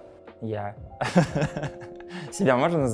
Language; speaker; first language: Russian; native; Russian